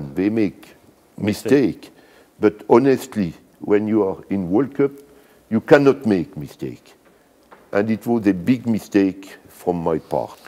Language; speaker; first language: English; non-native, learner; French